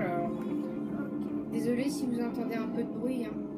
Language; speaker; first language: French; native; French